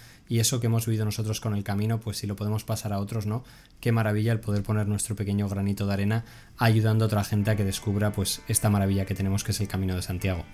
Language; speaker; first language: Spanish; native; Spanish